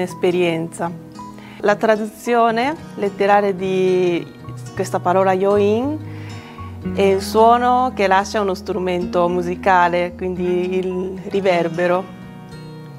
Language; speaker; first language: Italian; non-native, fluent; Japanese